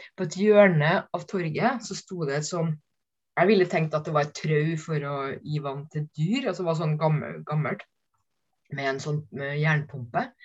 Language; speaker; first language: Norwegian; native; Norwegian